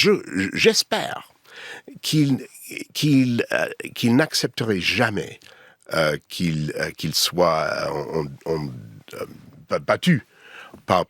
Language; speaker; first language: French; non-native, learner; English